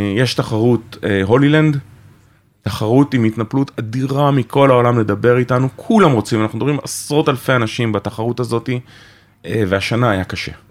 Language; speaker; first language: Hebrew; native; Hebrew